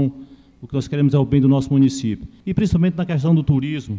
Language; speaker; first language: Portuguese; native; Portuguese